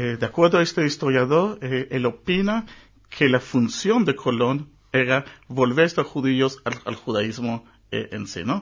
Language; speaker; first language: Spanish; early bilingual, heritage; Spanish